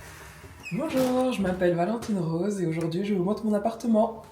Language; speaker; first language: French; native; French